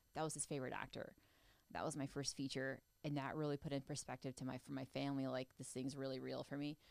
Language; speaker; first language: English; native; English